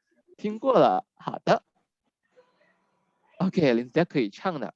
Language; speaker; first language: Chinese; non-native, fluent; Indonesian